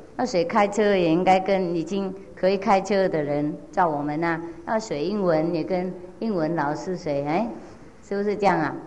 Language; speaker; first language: Chinese; non-native, fluent; Vietnamese